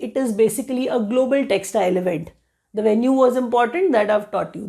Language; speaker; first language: English; non-native, local second language; Hindi